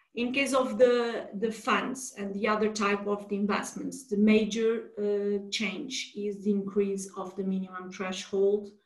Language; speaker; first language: English; non-native, fluent; Portuguese